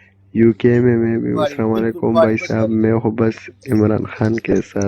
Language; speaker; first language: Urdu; non-native, local second language; Pashto